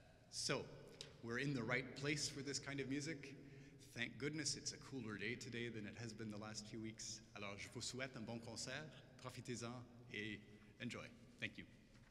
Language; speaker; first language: English; native; English